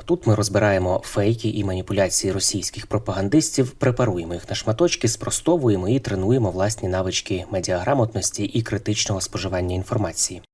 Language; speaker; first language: Ukrainian; native; Ukrainian